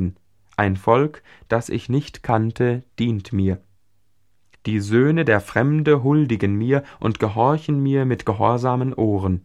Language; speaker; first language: German; native; German